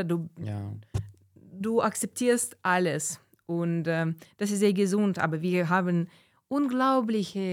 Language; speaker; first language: German; non-native, fluent; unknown